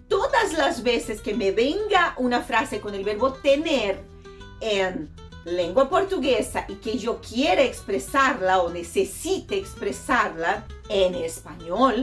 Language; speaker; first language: Spanish; non-native, fluent; Portuguese